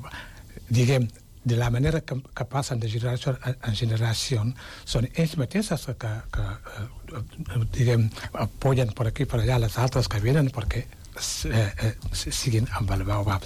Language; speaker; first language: Catalan; non-native, fluent; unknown